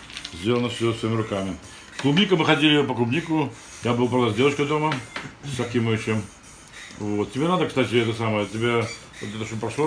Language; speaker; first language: Russian; native; Russian